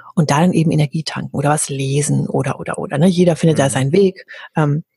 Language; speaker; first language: German; native; German